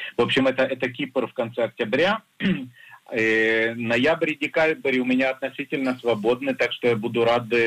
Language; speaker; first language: Russian; native; Russian